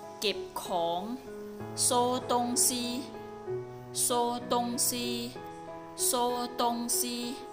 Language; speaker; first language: Chinese; non-native, fluent; Thai